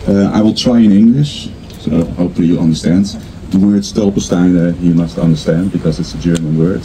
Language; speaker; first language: English; non-native, fluent; Dutch